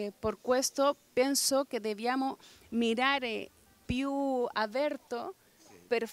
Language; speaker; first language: Italian; non-native, fluent; Spanish